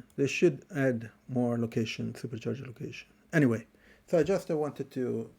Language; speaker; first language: English; non-native, fluent; Italian